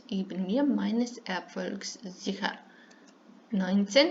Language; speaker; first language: German; non-native, fluent; Serbian